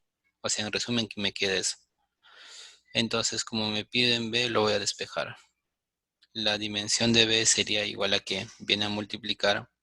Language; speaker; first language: Spanish; native; Spanish